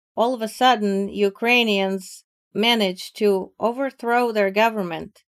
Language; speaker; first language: English; non-native, fluent; Ukrainian